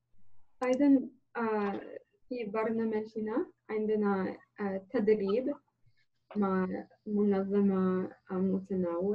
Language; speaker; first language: Arabic; non-native, learner; English